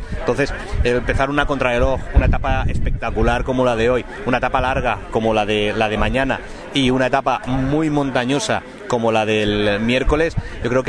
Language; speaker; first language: Spanish; native; Spanish